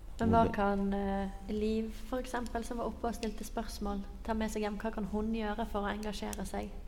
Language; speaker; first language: Norwegian; native; Norwegian